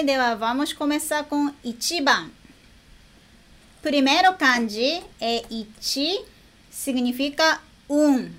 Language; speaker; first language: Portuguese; non-native, fluent; Japanese